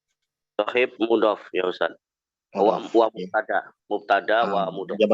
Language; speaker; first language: Arabic; non-native, learner; Indonesian